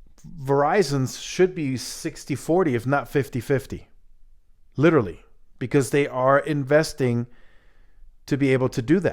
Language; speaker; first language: English; native; English